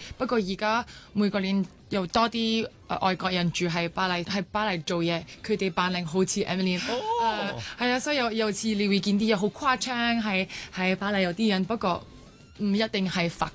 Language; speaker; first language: Cantonese; non-native, local second language; French